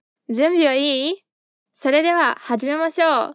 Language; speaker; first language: Japanese; non-native, fluent; Portuguese